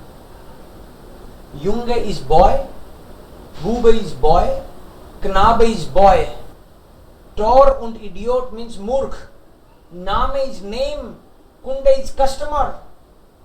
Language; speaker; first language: Hindi; native; Hindi